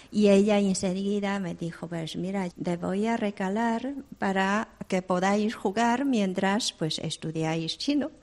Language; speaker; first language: Spanish; non-native, fluent; Chinese